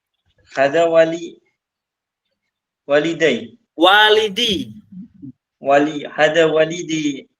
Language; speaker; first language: Arabic; non-native, learner; Indonesian